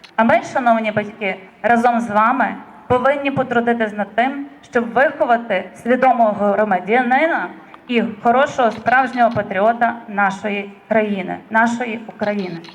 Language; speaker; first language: Ukrainian; native; Ukrainian